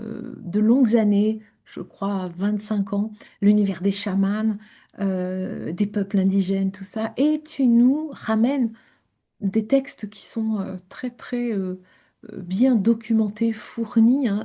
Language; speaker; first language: French; native; French